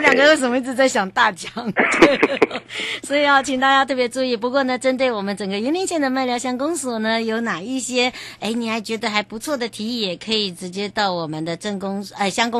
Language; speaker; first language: Chinese; native; Chinese